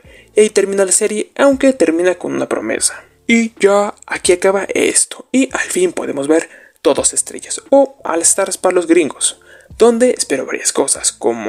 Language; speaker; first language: Spanish; native; Spanish